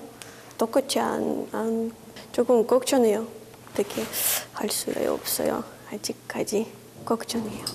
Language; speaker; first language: Korean; non-native, learner; Russian